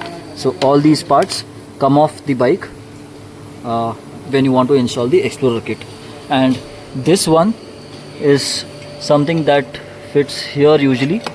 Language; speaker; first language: English; non-native, local second language; Hindi